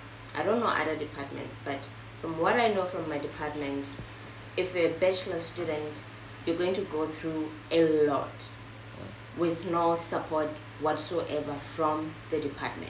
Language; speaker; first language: English; non-native, local second language; Southern Sotho